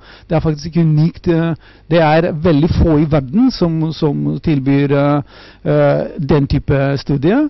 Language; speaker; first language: Norwegian; non-native, fluent; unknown